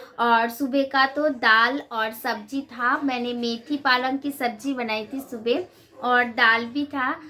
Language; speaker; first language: Hindi; non-native, local second language; Bangla